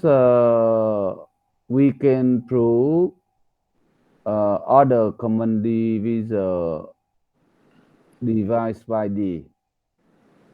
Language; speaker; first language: English; non-native, learner; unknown